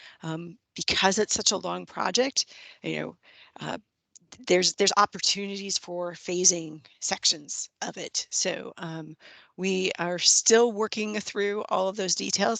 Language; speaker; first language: English; native; English